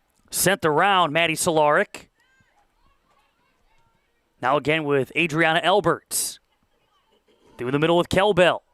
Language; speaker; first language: English; native; English